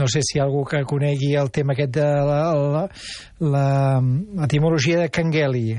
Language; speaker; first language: Catalan; native; Catalan